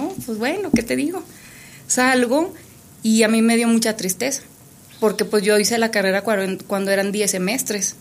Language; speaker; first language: Spanish; native; Spanish